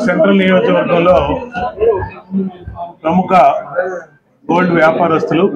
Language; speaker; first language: Telugu; native; Telugu